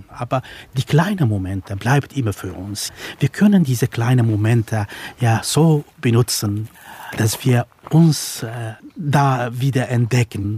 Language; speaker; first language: German; non-native, fluent; Kurdish